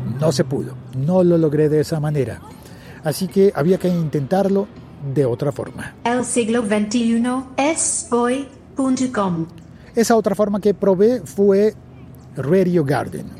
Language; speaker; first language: Spanish; native; Spanish